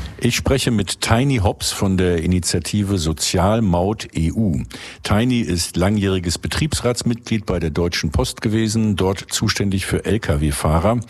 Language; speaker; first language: German; native; German